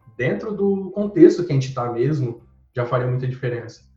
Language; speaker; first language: Portuguese; native; Portuguese